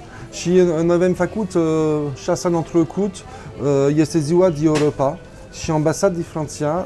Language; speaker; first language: Romanian; non-native, learner; French